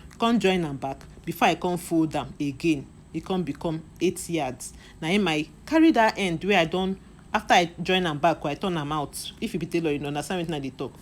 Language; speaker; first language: Nigerian Pidgin; non-native, local second language; Igbo